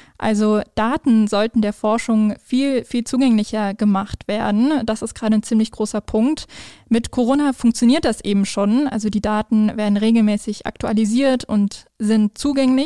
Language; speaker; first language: German; native; German